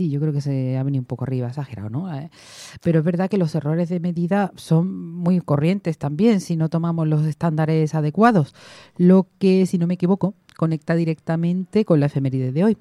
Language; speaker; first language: Spanish; native; Spanish